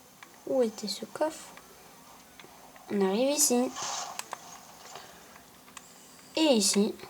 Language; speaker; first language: French; native; French